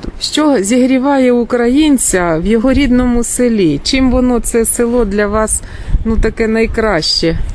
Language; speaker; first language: Ukrainian; native; Ukrainian